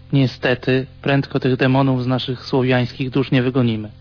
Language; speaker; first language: Polish; native; Polish